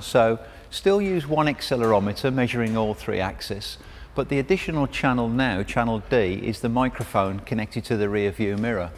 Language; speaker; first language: English; native; English